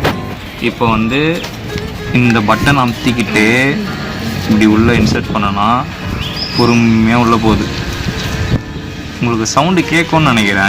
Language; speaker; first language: Tamil; native; Tamil